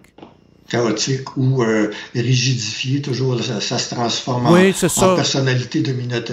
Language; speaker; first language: French; native; French